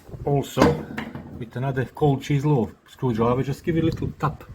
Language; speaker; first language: English; non-native, fluent; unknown